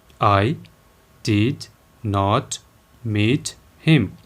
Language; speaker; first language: English; non-native, local second language; Nepali